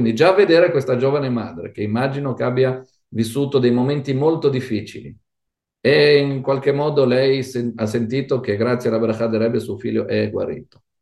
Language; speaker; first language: Italian; non-native, fluent; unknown